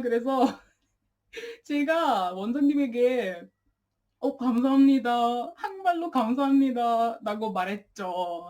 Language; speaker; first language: Korean; non-native, learner; English